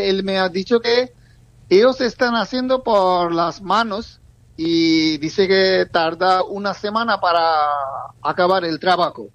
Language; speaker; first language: Spanish; non-native, learner; Bangla